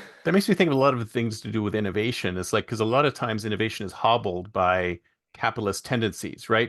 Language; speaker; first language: English; native; English